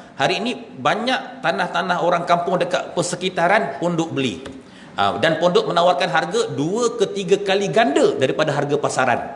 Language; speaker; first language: Malay; native; Malay